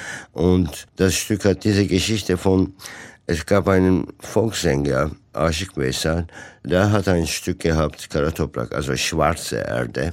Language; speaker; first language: German; non-native, fluent; Turkish